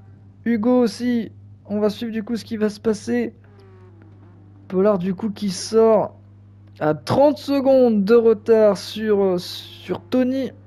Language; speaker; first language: French; native; French